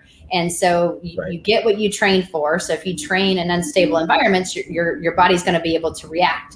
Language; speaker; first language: English; native; English